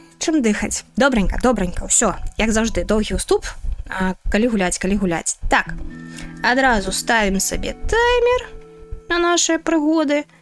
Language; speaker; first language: Belarusian; non-native, local second language; Russian